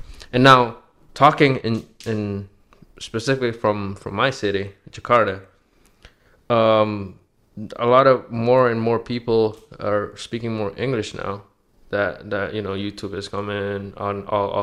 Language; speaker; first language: English; non-native, fluent; Indonesian